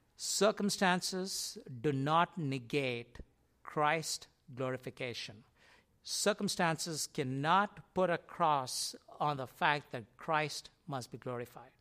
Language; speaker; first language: English; non-native, local second language; Tamil